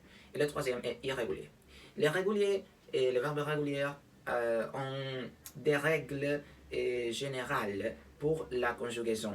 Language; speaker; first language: French; non-native, learner; Spanish